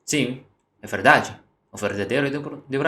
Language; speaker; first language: Portuguese; non-native, learner; Indonesian